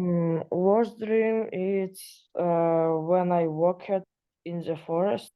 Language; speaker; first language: English; non-native, learner; Russian